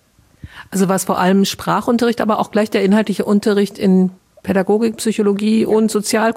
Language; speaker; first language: German; native; German